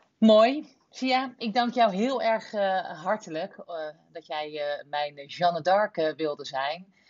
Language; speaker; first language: Dutch; native; Dutch